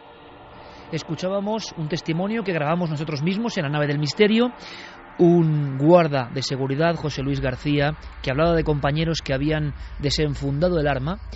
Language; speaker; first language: Spanish; native; Spanish